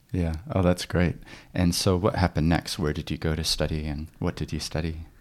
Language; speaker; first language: English; native; English